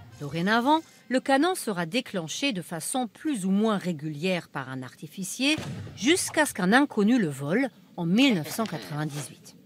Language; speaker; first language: French; non-native, fluent; German